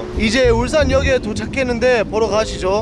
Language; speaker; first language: Korean; non-native, fluent; English